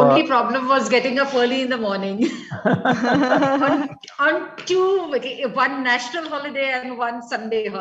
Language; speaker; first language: English; non-native, learner; Indonesian